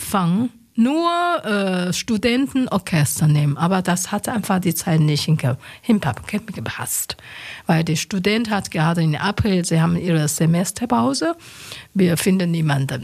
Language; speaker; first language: German; non-native, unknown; Chinese